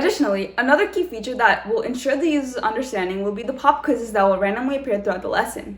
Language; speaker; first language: English; native; English